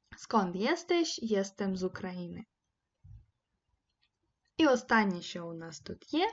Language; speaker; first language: Polish; non-native, fluent; Ukrainian